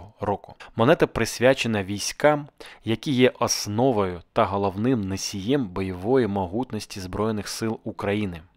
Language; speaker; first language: Ukrainian; non-native, local second language; Russian